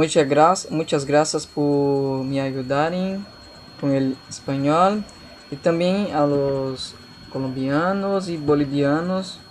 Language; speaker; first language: Spanish; non-native, learner; Portuguese